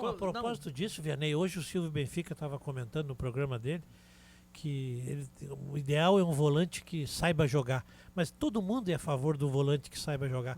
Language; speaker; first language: Portuguese; native; Portuguese